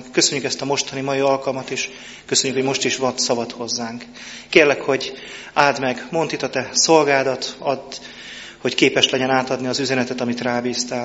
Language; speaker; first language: Hungarian; native; Hungarian